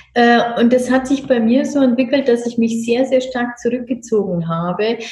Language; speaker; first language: German; non-native, fluent; Romanian